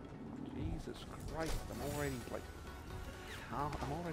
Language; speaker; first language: English; native; English